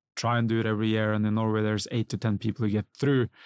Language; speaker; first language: English; non-native, fluent; Norwegian